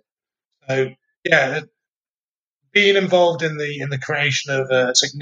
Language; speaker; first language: English; native; English